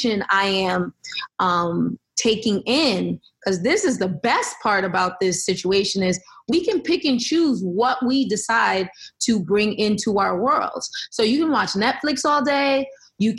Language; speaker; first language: English; native; English